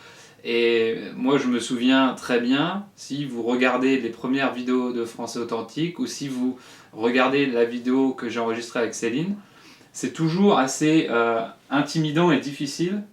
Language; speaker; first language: French; native; French